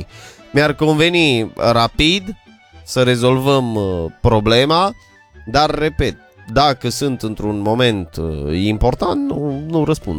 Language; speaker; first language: Romanian; native; Romanian